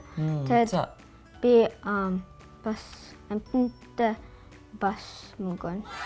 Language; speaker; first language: Mongolian; early bilingual, heritage; Mongolian